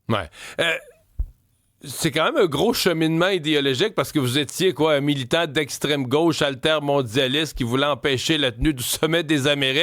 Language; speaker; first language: French; native; French